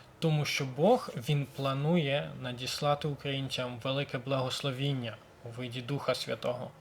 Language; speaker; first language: Ukrainian; native; Ukrainian